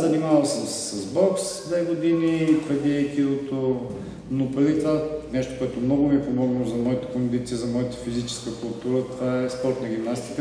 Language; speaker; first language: Bulgarian; native; Bulgarian